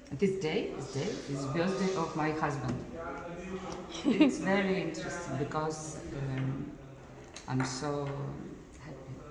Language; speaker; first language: English; non-native, learner; Russian